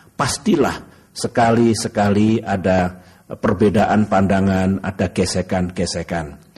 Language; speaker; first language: Indonesian; native; Indonesian